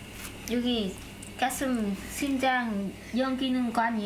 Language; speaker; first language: Korean; non-native, learner; Vietnamese